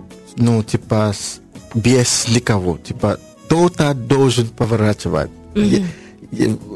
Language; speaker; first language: Russian; non-native, learner; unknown